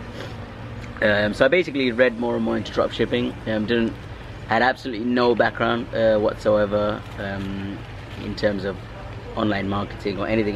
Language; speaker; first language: English; native; English